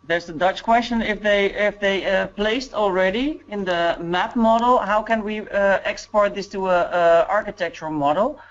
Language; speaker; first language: English; non-native, fluent; Dutch